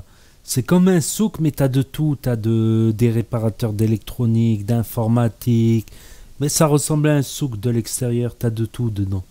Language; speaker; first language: French; early bilingual, other home language; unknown